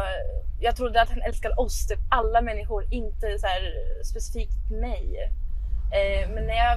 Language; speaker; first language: Swedish; non-native, fluent; Arabic